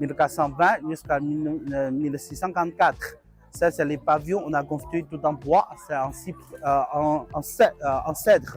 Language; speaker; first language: French; non-native, learner; Chinese